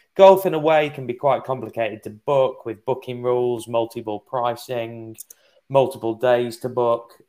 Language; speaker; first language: English; native; English